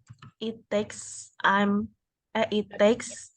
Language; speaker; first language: English; non-native, learner; Indonesian